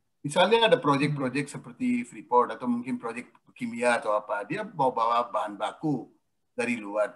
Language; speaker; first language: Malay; non-native, fluent; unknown